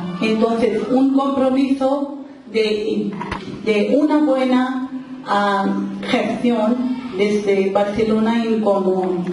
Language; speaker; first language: Spanish; non-native, local second language; Urdu